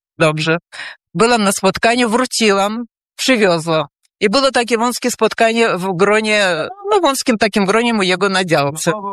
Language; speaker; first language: Polish; early bilingual, heritage; Polish